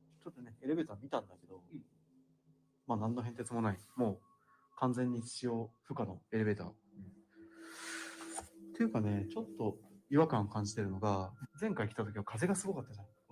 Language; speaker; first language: Japanese; native; Japanese